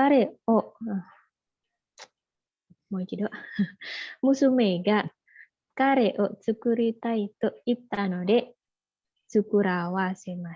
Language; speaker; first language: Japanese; non-native, fluent; Indonesian